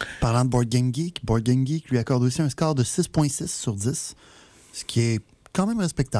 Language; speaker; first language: French; native; French